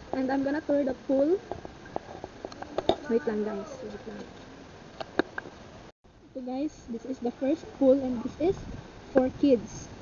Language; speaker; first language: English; non-native, local second language; Filipino